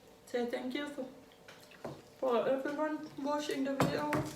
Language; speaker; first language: English; non-native, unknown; Thai